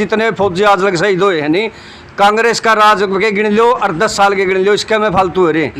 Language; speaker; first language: Hindi; native; Hindi